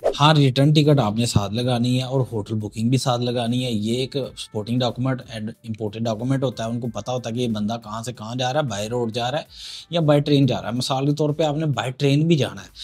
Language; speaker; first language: Urdu; non-native, local second language; Punjabi